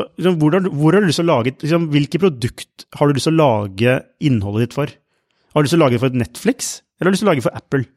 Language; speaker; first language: Norwegian; native; Norwegian